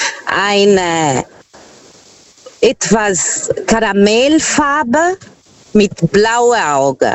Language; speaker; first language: German; non-native, fluent; Portuguese